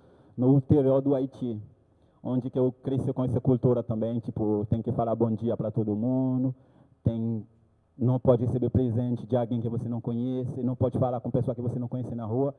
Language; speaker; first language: Portuguese; non-native, learner; Haitian Creole